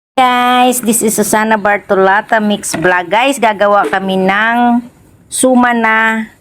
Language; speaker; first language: Filipino; non-native, local second language; Masbatenyo